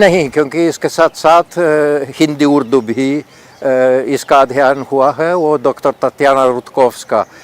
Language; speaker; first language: Hindi; non-native, fluent; Polish